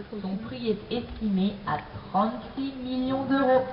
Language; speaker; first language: French; native; French